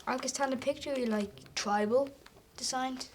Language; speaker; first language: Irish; non-native, local second language; English